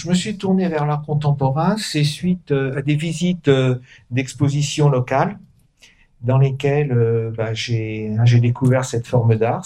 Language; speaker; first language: French; native; French